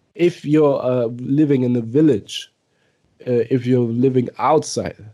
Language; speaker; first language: English; early bilingual, other home language; German